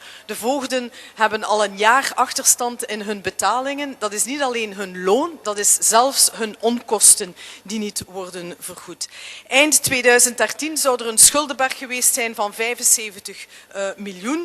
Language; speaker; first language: Dutch; native; Dutch